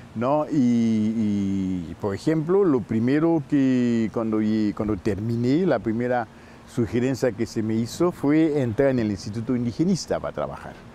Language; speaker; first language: Spanish; non-native, fluent; Haitian Creole